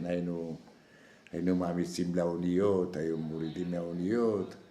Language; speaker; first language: Hebrew; non-native, fluent; Arabic